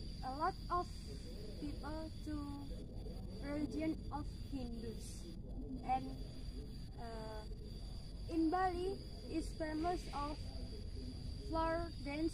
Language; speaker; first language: English; non-native, learner; Indonesian